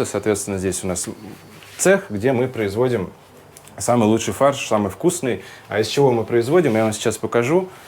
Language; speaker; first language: Russian; native; Russian